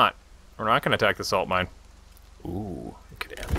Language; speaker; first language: English; native; English